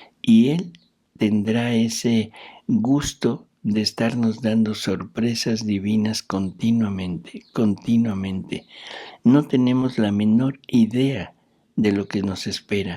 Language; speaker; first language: Spanish; native; Spanish